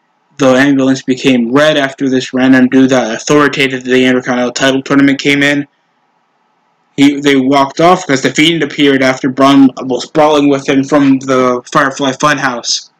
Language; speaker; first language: English; native; English